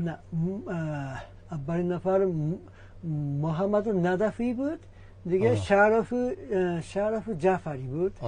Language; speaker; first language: Persian; non-native, learner; Japanese